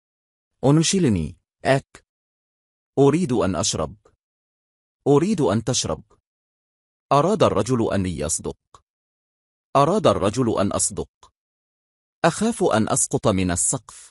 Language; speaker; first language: Arabic; non-native, fluent; Bangla